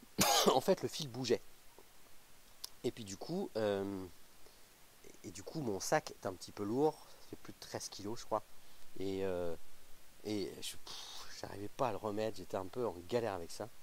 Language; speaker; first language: French; native; French